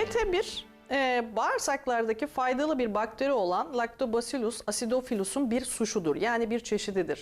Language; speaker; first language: Turkish; native; Turkish